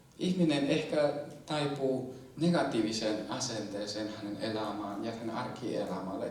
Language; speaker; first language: Finnish; non-native, fluent; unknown